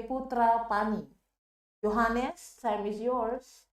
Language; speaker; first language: English; non-native, fluent; Indonesian